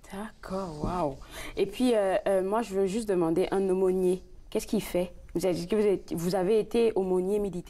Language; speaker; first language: French; native; French